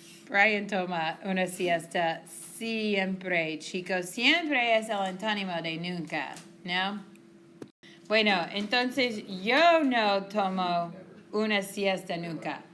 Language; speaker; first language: Spanish; non-native, fluent; English